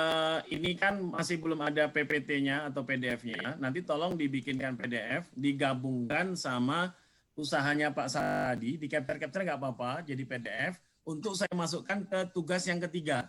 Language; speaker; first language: Indonesian; native; Indonesian